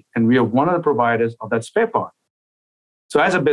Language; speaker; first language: English; non-native, local second language; Urdu